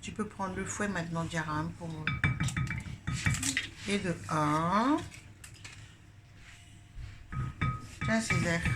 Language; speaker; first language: French; native; French